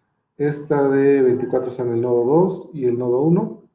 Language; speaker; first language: Spanish; native; Spanish